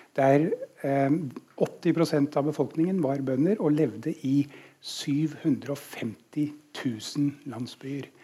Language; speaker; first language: Norwegian; non-native, fluent; English